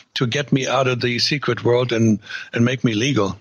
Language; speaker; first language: English; non-native, fluent; German